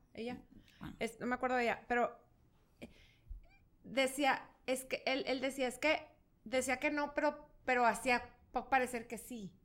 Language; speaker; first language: Spanish; native; Spanish